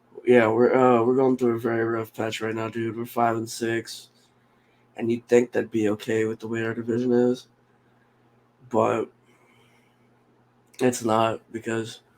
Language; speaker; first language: English; native; English